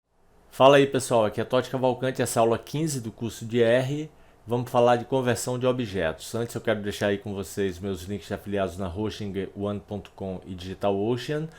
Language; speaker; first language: Portuguese; native; Portuguese